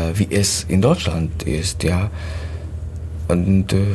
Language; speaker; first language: German; non-native, fluent; Arabic